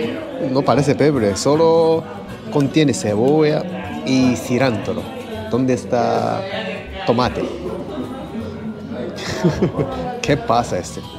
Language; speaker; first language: Spanish; non-native, learner; Japanese